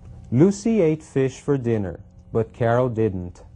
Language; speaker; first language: English; non-native, fluent; Portuguese